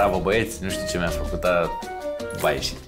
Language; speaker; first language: Romanian; native; Romanian